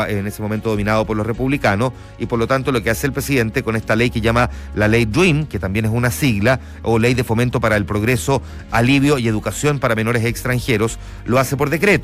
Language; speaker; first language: Spanish; native; Spanish